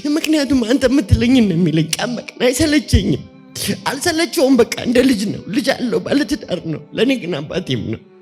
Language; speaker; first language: Amharic; native; Amharic